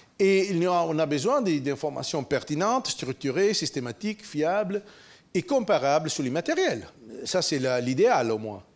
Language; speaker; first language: French; non-native, fluent; Italian